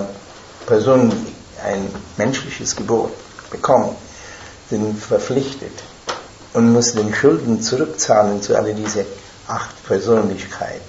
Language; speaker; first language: German; non-native, fluent; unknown